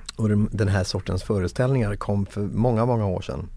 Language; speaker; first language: Swedish; native; Swedish